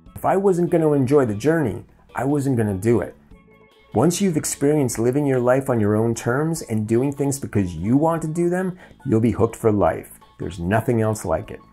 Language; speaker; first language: English; native; English